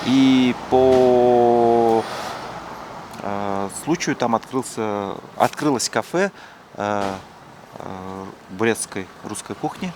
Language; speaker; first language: Russian; native; Russian